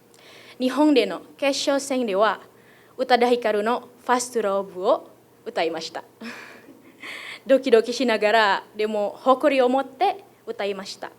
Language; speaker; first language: Japanese; non-native, fluent; Indonesian